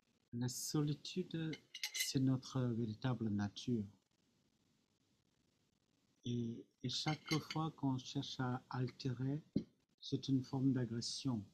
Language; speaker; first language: French; non-native, fluent; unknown